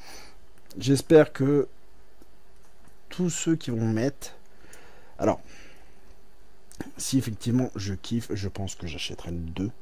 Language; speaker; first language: French; native; French